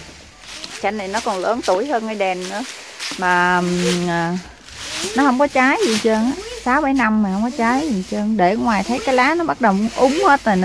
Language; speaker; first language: Vietnamese; native; Vietnamese